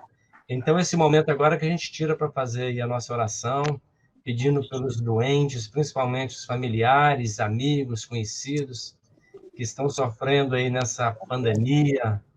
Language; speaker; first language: Portuguese; native; Portuguese